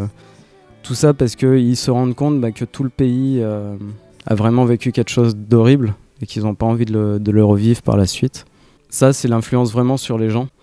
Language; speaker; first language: French; native; French